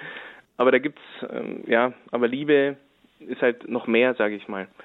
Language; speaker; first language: German; native; German